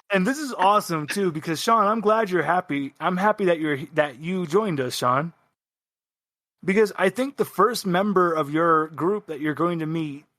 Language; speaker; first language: English; native; English